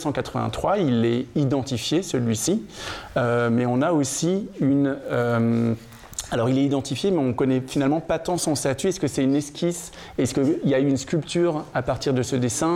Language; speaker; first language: French; native; French